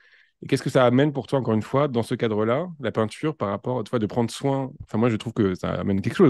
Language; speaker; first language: French; native; French